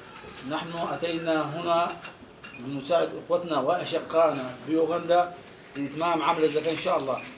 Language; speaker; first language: Arabic; native; Arabic